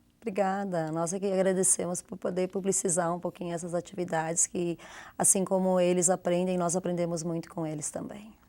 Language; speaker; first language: Portuguese; native; Portuguese